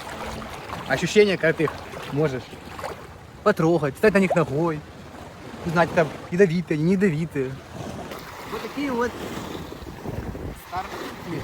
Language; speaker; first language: Russian; native; Russian